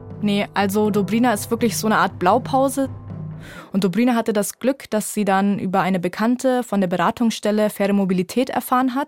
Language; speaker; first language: German; native; German